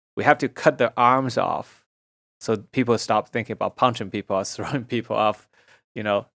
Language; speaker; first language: English; non-native, fluent; Chinese